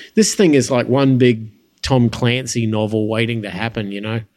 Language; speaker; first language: English; native; English